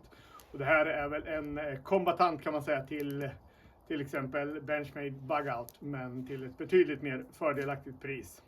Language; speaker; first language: Swedish; native; Swedish